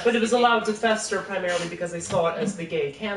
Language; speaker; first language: English; native; English